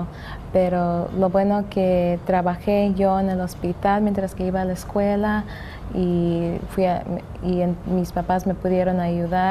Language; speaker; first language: Spanish; early bilingual, heritage; English